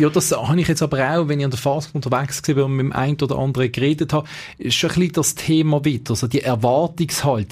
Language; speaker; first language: German; native; German